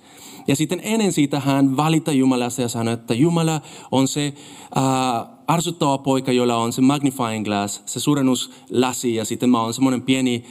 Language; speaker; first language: Finnish; non-native, fluent; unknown